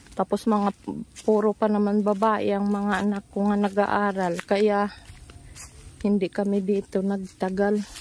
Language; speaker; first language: Filipino; non-native, local second language; Cebuano